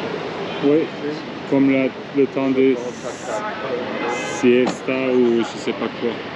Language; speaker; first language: French; non-native, fluent; Turkish